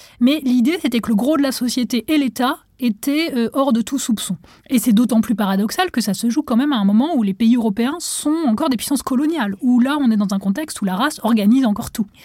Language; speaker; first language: French; non-native, local second language; Arabic